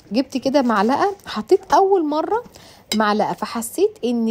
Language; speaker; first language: Arabic; native; Arabic